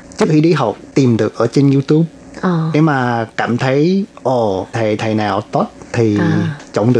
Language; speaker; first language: Vietnamese; non-native, learner; English